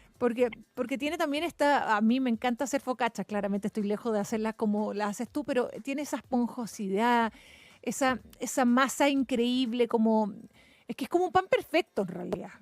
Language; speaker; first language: Spanish; native; Spanish